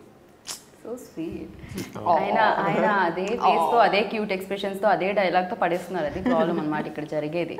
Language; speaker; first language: Telugu; native; Telugu